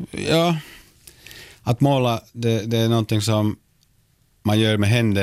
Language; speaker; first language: Swedish; non-native, local second language; Finnish